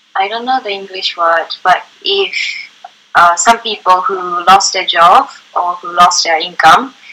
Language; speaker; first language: English; non-native, fluent; Japanese